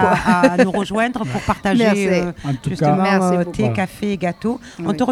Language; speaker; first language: French; native; French